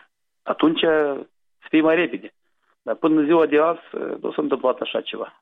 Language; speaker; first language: Romanian; non-native, local second language; Gagauz